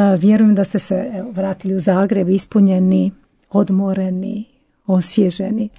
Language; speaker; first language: Croatian; native; Croatian